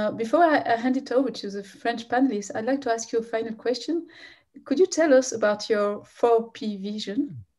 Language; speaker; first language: English; non-native, fluent; French